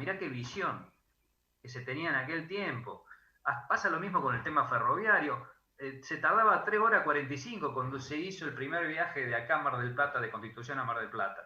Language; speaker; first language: Spanish; native; Spanish